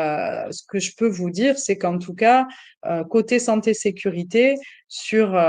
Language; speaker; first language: French; native; French